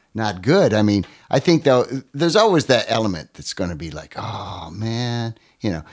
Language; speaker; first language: English; native; English